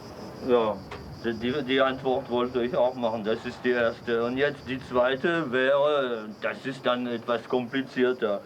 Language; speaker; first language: German; non-native, fluent; French